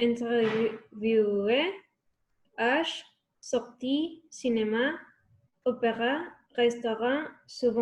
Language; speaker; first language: French; non-native, learner; Spanish